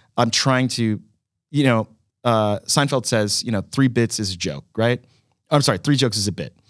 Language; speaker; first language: English; native; English